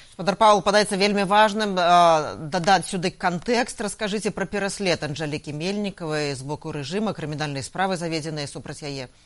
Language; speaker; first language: Belarusian; non-native, local second language; Russian